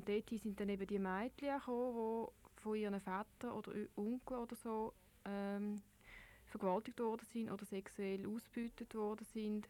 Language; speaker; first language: German; native; German